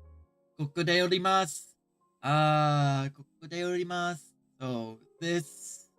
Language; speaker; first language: Japanese; non-native, learner; English